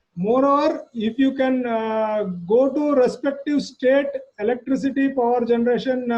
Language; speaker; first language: English; non-native, local second language; Kannada